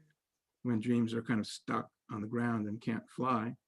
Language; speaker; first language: English; native; English